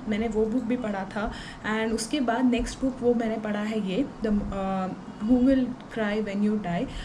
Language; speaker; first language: Hindi; non-native, local second language; Tulu